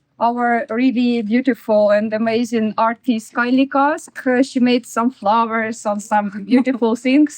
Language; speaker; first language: English; non-native, learner; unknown